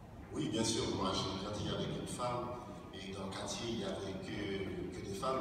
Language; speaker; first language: French; non-native, local second language; Haitian Creole